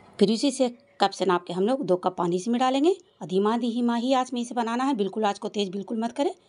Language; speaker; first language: Hindi; native; Hindi